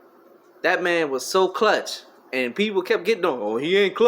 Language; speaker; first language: English; native; English